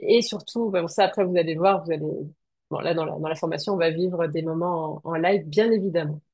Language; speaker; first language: French; native; French